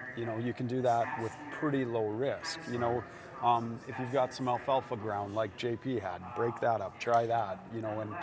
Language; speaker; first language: English; native; English